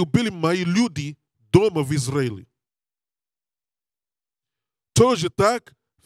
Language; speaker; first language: Russian; non-native, learner; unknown